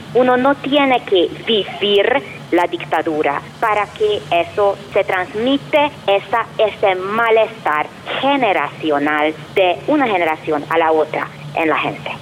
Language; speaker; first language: Spanish; non-native, fluent; Hungarian